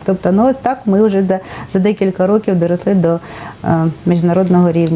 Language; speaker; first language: Ukrainian; native; Ukrainian